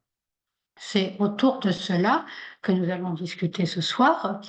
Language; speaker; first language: French; native; French